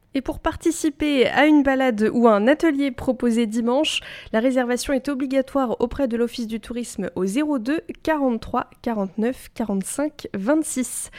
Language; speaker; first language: French; native; French